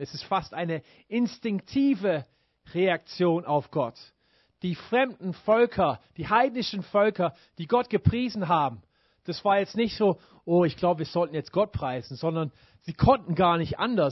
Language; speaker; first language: German; non-native, fluent; English